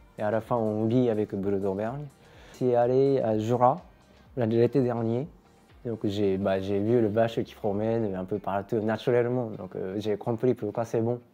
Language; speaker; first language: French; non-native, fluent; Japanese